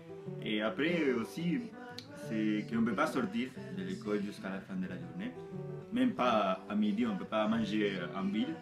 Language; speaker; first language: French; non-native, fluent; Spanish